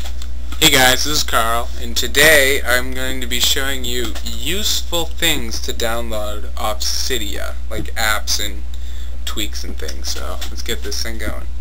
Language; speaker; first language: English; native; English